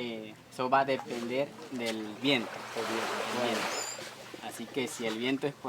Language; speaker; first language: Spanish; non-native, local second language; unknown